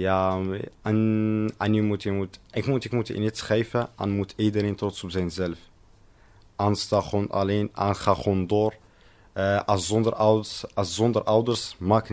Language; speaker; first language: Dutch; non-native, learner; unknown